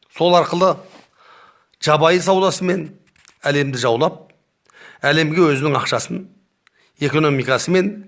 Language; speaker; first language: Kazakh; native; Kazakh